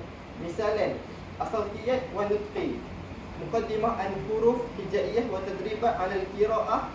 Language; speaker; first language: Arabic; non-native, learner; Malay